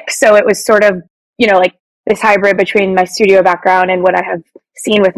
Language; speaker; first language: English; native; English